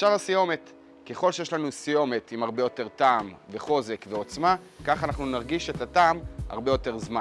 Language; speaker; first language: Hebrew; native; Hebrew